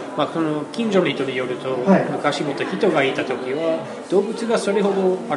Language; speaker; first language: Japanese; non-native, fluent; English